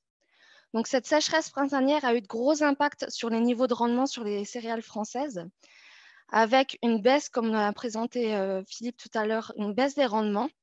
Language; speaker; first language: French; native; French